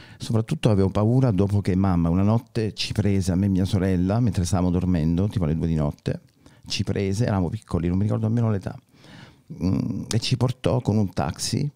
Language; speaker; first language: Italian; native; Italian